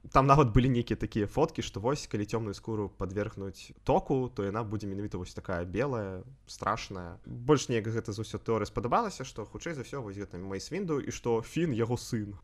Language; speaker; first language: Belarusian; non-native, local second language; Russian